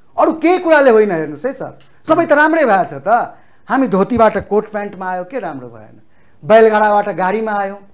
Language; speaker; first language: Nepali; non-native, local second language; Maithili